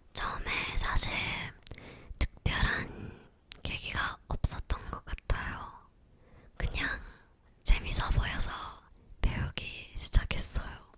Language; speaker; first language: Korean; non-native, learner; English